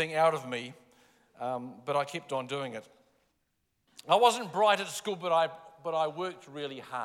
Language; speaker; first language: English; native; English